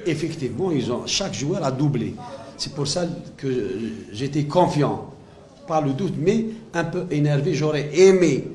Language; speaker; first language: French; non-native, local second language; Arabic